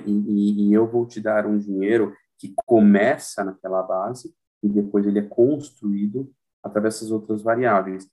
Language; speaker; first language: Portuguese; native; Portuguese